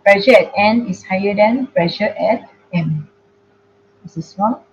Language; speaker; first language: English; non-native, local second language; Malay